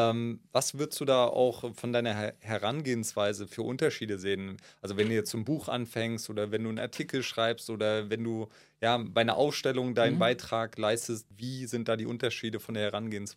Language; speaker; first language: German; native; German